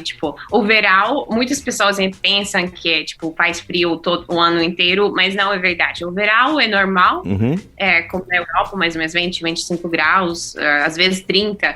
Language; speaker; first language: Portuguese; non-native, fluent; Russian